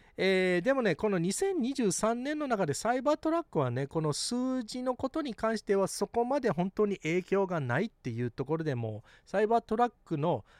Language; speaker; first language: Japanese; early bilingual, heritage; Japanese